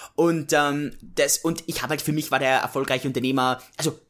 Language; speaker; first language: German; native; German